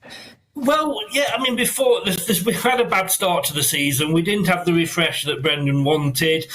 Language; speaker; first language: English; native; English